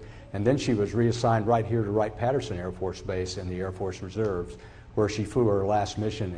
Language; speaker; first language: English; native; English